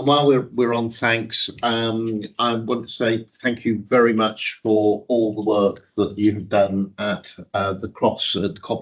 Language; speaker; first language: English; native; English